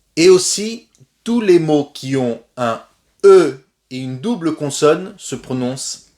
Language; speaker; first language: French; non-native, fluent; Spanish